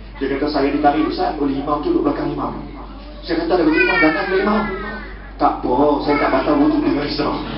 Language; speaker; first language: Malay; native; Malay